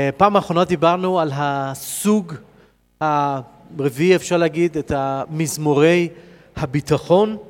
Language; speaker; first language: Hebrew; non-native, fluent; English